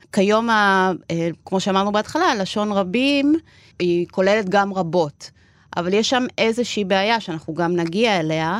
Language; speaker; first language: Hebrew; non-native, fluent; Spanish